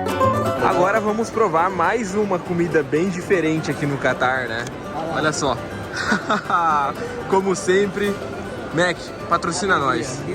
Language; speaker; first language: Portuguese; native; Portuguese